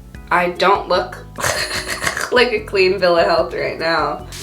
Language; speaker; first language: English; native; English